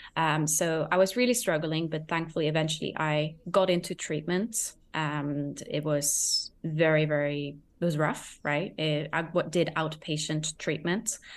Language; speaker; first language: English; non-native, fluent; Norwegian